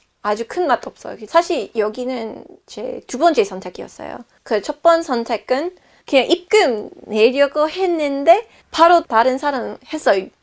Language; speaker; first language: Korean; non-native, fluent; English